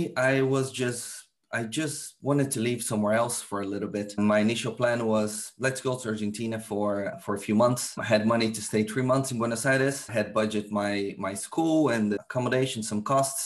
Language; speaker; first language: English; non-native, fluent; Portuguese